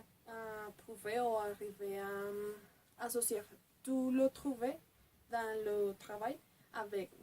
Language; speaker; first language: French; non-native, fluent; Spanish